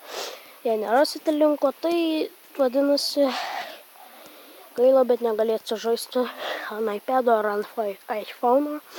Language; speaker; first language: Lithuanian; native; Lithuanian